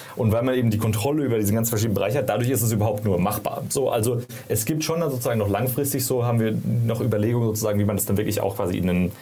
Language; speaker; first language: German; native; German